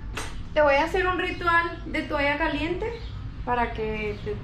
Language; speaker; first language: Spanish; native; Spanish